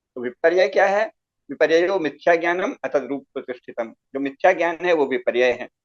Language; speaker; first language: Hindi; native; Hindi